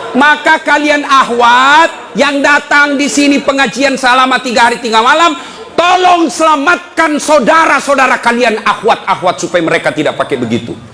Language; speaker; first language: Indonesian; native; Indonesian